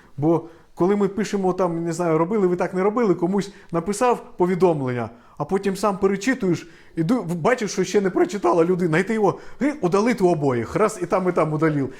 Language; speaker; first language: Ukrainian; non-native, local second language; Russian